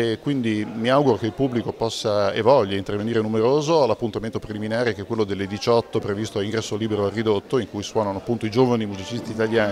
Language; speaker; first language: Italian; native; Italian